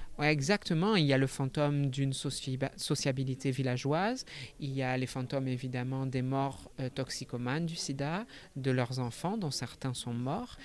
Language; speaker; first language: French; native; French